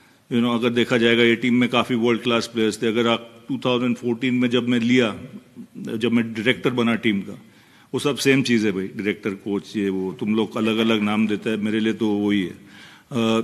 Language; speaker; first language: Hindi; non-native, local second language; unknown